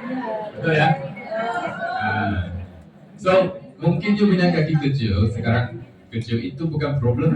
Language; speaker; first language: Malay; non-native, local second language; Chinese